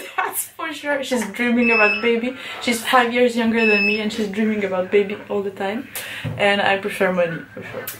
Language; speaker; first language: English; non-native, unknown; Lithuanian